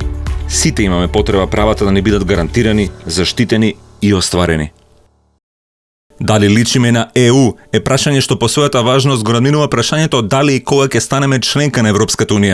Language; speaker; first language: Macedonian; native; Macedonian